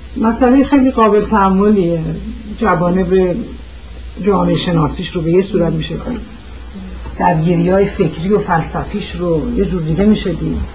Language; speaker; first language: Persian; early bilingual, heritage; Persian